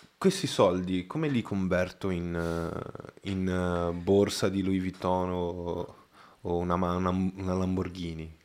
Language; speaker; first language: Italian; non-native, fluent; Portuguese